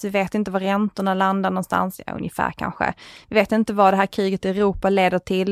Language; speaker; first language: Swedish; native; Swedish